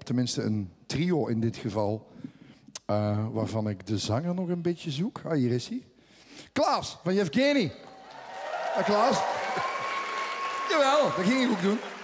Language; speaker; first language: Dutch; native; Dutch